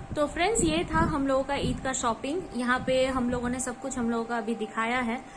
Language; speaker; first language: Hindi; non-native, local second language; Bangla